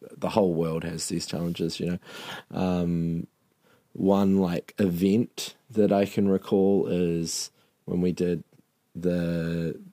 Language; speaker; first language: English; native; English